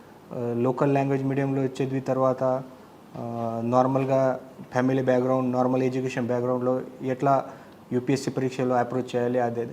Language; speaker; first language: Telugu; non-native, learner; Marathi